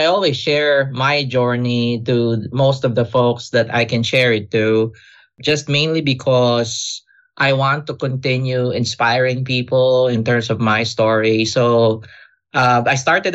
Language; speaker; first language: English; non-native, local second language; Filipino